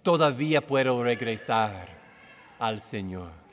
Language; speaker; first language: Spanish; non-native, fluent; English